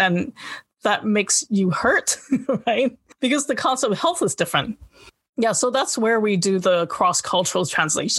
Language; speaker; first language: English; non-native, local second language; Cantonese